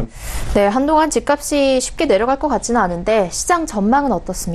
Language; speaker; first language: Korean; native; Korean